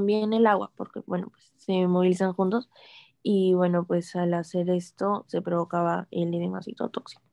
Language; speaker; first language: Spanish; native; Spanish